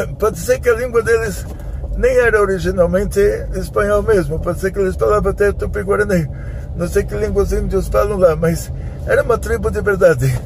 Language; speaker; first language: Portuguese; native; Portuguese